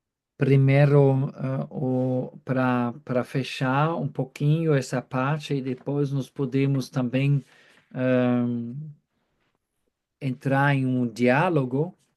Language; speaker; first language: Portuguese; non-native, fluent; German